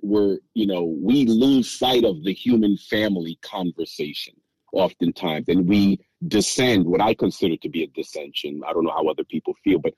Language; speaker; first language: English; native; English